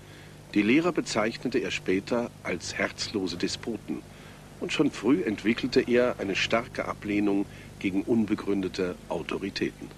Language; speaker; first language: German; native; German